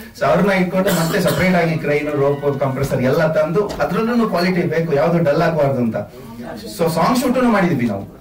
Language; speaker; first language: Kannada; non-native, local second language; Tulu